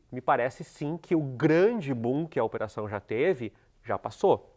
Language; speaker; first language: Portuguese; native; Portuguese